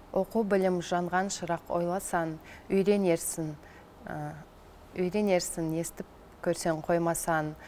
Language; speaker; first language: Kazakh; non-native, local second language; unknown